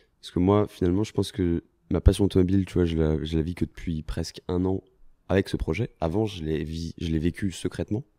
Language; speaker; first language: French; native; French